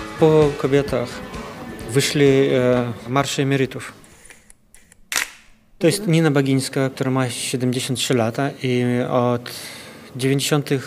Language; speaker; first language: Polish; non-native, fluent; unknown